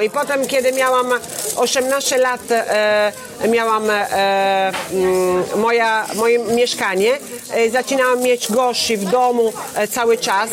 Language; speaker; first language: Polish; non-native, learner; Italian